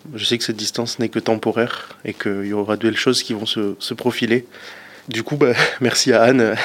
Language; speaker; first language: French; native; French